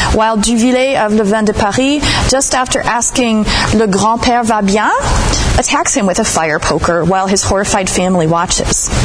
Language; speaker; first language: English; native; English